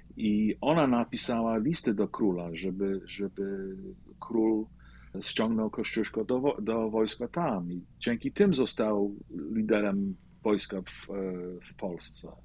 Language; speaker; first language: Polish; early bilingual, heritage; Polish